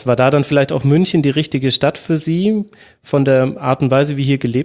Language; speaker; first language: German; native; German